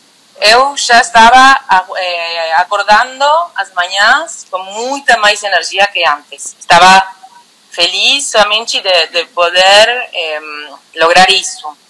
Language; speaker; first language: Portuguese; non-native, learner; Spanish